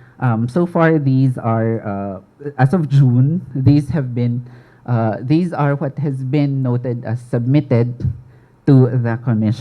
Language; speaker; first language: English; non-native, local second language; Filipino